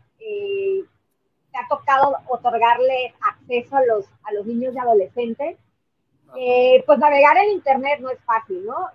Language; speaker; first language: Spanish; native; Spanish